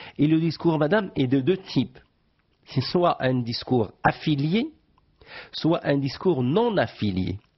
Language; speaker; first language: French; non-native, local second language; Arabic